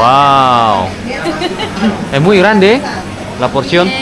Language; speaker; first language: Spanish; non-native, fluent; Indonesian